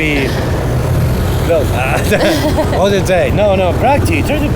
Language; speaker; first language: English; non-native, learner; Spanish